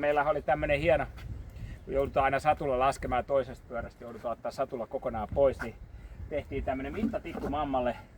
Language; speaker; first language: Finnish; native; Finnish